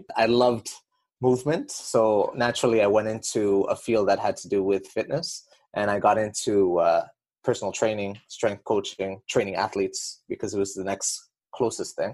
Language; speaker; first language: English; native; English